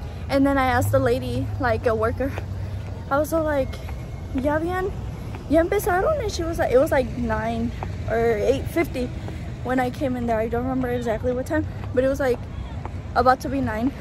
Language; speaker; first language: English; early bilingual, other home language; Spanish